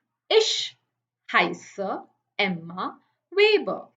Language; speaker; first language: German; non-native, fluent; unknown